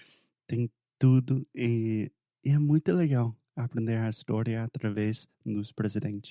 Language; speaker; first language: Portuguese; non-native, fluent; English